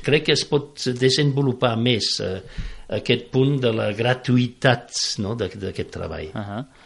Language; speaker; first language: Catalan; non-native, fluent; French